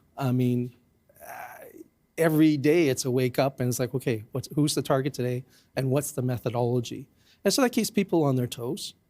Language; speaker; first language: English; native; English